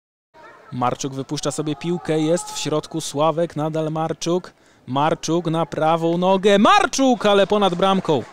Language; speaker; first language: Polish; native; Polish